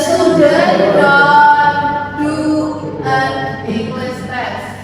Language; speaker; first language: English; non-native, learner; Indonesian